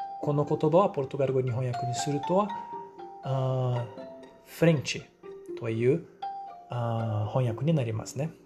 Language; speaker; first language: Japanese; non-native, fluent; Portuguese